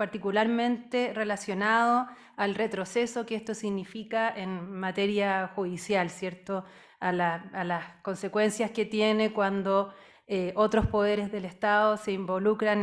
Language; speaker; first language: Spanish; native; Spanish